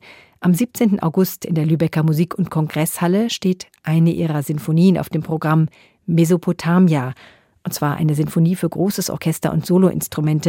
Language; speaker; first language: German; native; German